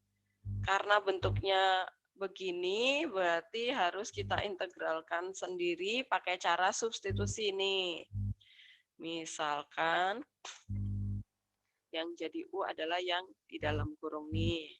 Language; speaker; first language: Indonesian; native; Indonesian